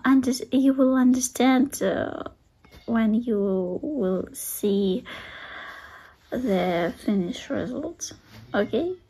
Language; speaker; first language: English; non-native, learner; Russian